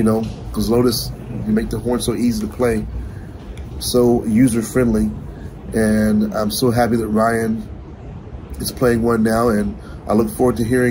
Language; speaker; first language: English; native; English